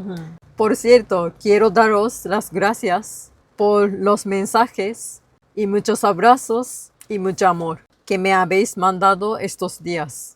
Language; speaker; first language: Spanish; non-native, learner; Japanese